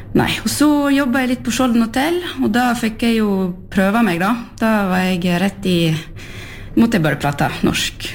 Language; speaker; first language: Norwegian; non-native, fluent; French